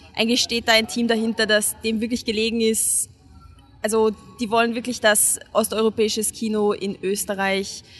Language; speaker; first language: German; non-native, fluent; Hungarian